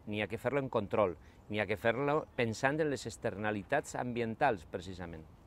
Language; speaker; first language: Catalan; non-native, local second language; Spanish